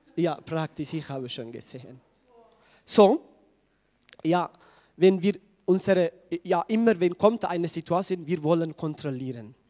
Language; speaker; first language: German; non-native, fluent; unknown